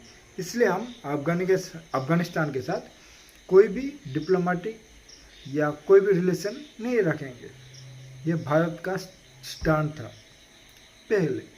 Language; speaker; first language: Hindi; non-native, local second language; Odia